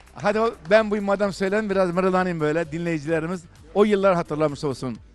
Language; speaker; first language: Turkish; native; Turkish